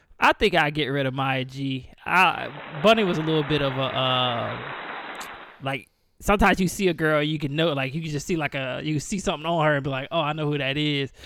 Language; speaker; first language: English; native; English